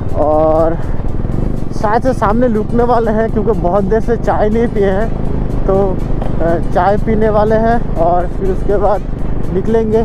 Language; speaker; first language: Hindi; non-native, local second language; Bangla